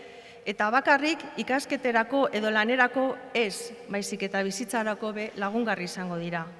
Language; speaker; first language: Basque; native; Basque